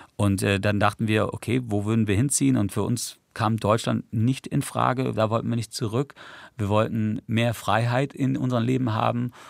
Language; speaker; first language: German; early bilingual, other home language; English